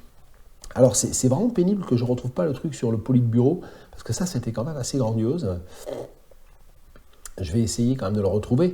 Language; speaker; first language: French; native; French